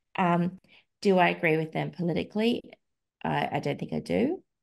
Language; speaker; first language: English; native; English